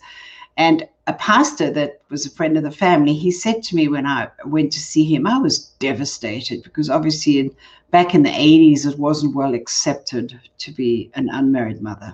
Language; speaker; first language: English; native; English